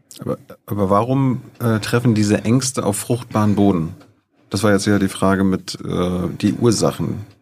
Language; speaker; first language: German; native; German